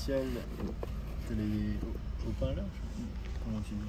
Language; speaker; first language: French; non-native, fluent; Japanese